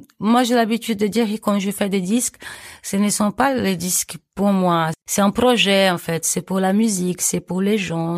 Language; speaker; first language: French; non-native, fluent; Portuguese